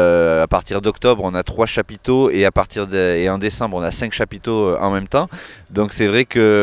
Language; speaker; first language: French; native; French